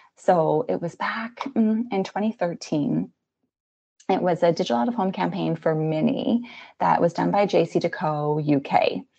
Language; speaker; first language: English; native; English